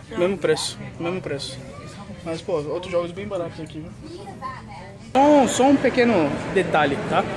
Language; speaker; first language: Portuguese; native; Portuguese